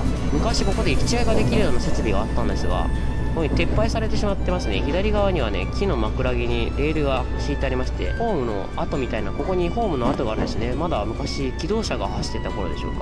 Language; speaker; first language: Japanese; native; Japanese